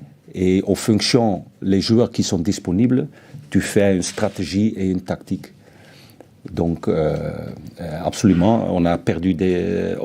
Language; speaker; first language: French; non-native, fluent; Dutch